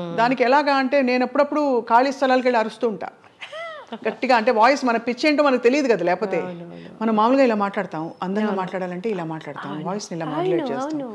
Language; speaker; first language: Telugu; native; Telugu